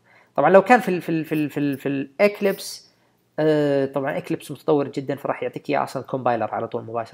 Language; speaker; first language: Arabic; native; Arabic